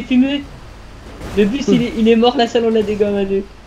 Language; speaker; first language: French; native; French